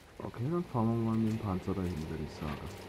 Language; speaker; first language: German; native; German